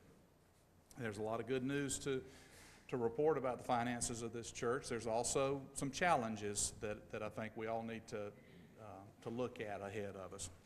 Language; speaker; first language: English; native; English